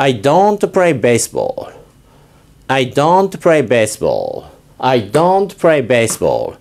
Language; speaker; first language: English; non-native, fluent; Japanese